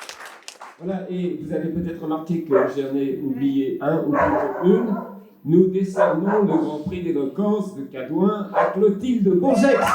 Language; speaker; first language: French; native; French